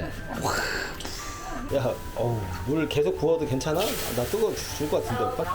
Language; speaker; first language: Korean; native; Korean